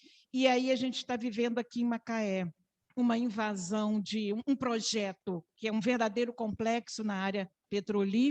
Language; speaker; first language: Portuguese; native; Portuguese